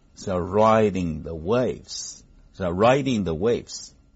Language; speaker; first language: English; non-native, fluent; Chinese